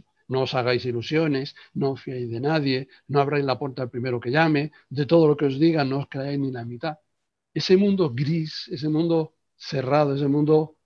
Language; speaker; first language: Spanish; native; Spanish